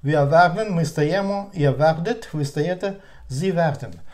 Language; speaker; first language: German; non-native, fluent; Ukrainian